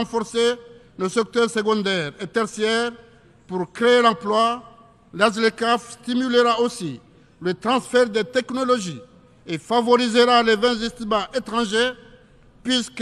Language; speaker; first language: French; non-native, local second language; Ngazidja Comorian